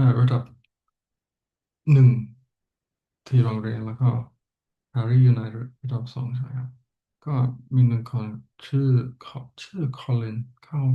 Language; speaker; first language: Thai; non-native, learner; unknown